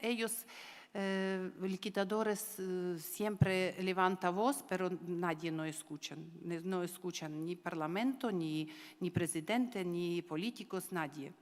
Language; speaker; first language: Spanish; non-native, learner; Ukrainian